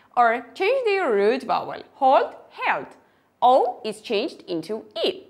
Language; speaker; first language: English; non-native, fluent; Armenian